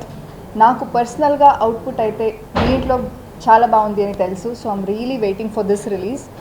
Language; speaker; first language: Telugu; non-native, fluent; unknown